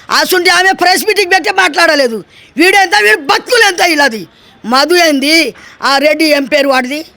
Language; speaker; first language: Telugu; non-native, local second language; Lambadi